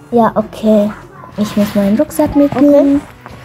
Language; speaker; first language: German; non-native, learner; Arabic